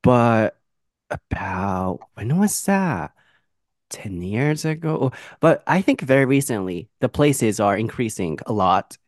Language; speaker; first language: English; non-native, fluent; Japanese